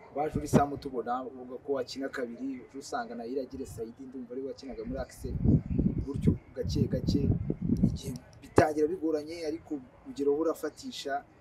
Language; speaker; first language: Kinyarwanda; native; Kinyarwanda